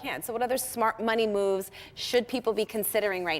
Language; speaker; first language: English; native; English